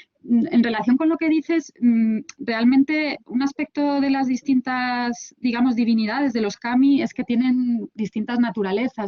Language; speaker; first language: Spanish; native; Spanish